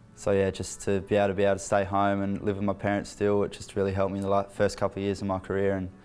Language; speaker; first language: English; native; English